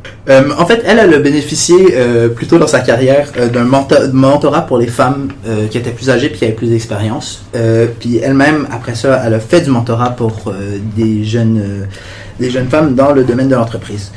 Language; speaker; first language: French; native; French